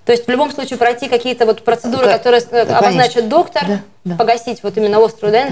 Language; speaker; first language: Russian; native; Russian